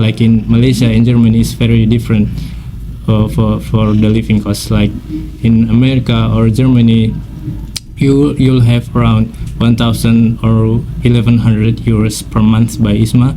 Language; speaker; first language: English; non-native, fluent; Indonesian